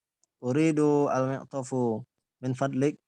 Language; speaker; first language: Arabic; non-native, learner; Indonesian